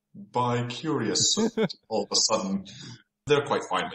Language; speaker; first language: English; native; English